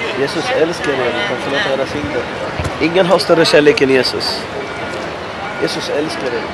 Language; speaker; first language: Swedish; non-native, fluent; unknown